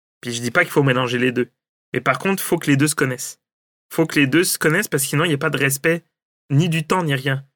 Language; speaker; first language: French; native; French